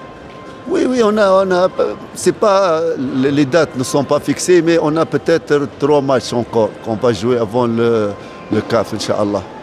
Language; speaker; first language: French; non-native, fluent; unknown